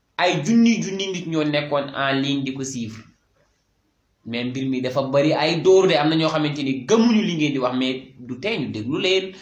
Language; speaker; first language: Wolof; non-native, local second language; Fula